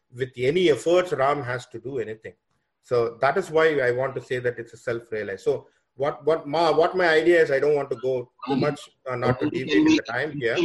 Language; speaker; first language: English; non-native, local second language; Tamil